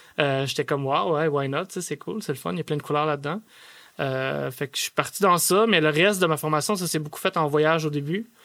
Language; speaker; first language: French; native; French